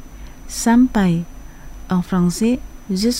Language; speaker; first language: French; non-native, fluent; Indonesian